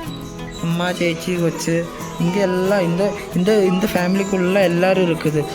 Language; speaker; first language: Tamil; non-native, learner; Malayalam